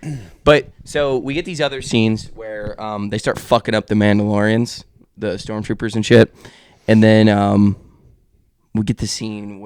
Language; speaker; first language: English; native; English